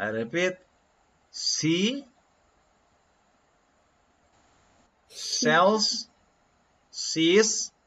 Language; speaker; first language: English; non-native, learner; Indonesian